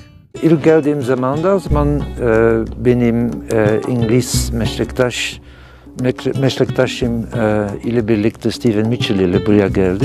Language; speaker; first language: Turkish; non-native, fluent; Dutch